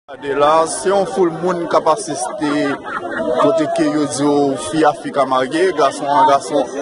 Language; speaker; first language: French; non-native, local second language; Haitian Creole